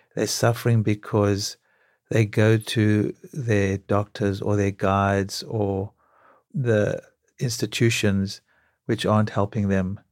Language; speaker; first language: English; native; English